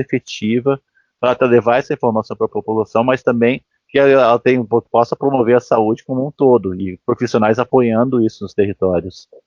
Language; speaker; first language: Portuguese; native; Portuguese